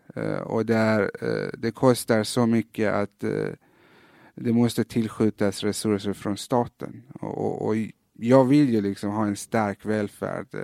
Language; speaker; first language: Swedish; native; Swedish